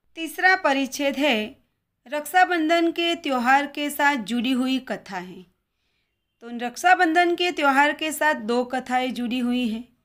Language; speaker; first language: Hindi; non-native, local second language; Gujarati